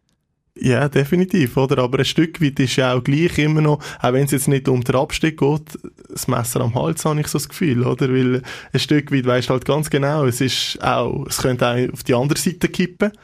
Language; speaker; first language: German; native; German